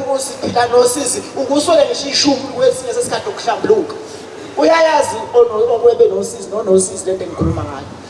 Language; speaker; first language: Zulu; native; Zulu